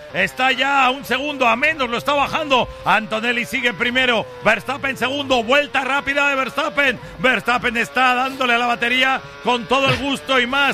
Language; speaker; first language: Spanish; native; Spanish